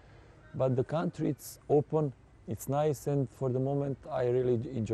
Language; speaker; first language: English; non-native, fluent; Serbian